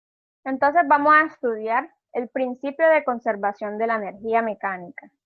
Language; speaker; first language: Spanish; native; Spanish